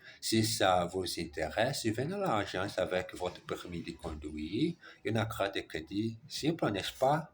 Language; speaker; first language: French; non-native, learner; German